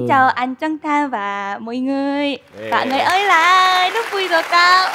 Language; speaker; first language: Vietnamese; non-native, learner; Korean